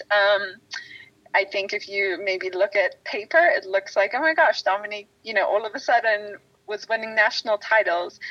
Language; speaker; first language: English; native; English